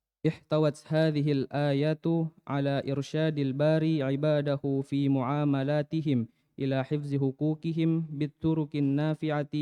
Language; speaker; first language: Arabic; non-native, learner; Indonesian